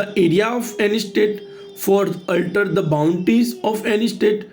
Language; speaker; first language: English; non-native, local second language; Gujarati